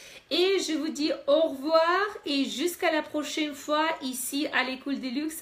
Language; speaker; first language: French; non-native, fluent; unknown